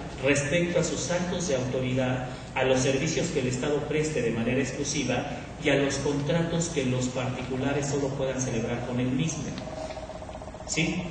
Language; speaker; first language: Spanish; native; Spanish